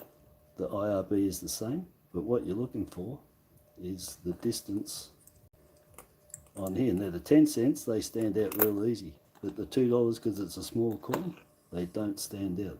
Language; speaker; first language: English; native; English